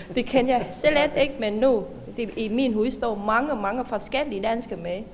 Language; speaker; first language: Danish; non-native, learner; Vietnamese